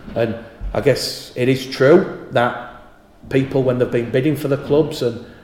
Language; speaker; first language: English; native; English